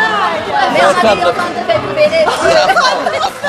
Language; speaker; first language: French; non-native, local second language; Dutch